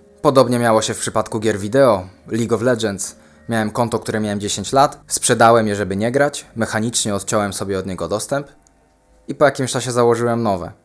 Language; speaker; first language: Polish; native; Polish